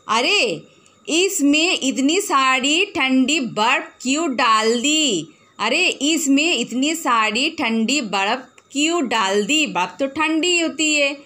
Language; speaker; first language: Hindi; non-native, local second language; Bangla